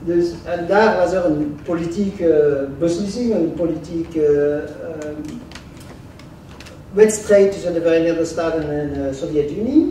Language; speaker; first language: Dutch; non-native, local second language; French